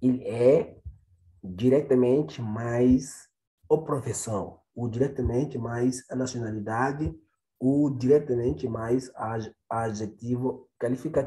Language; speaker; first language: Portuguese; non-native, fluent; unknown